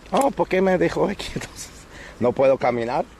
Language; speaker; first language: Spanish; non-native, learner; English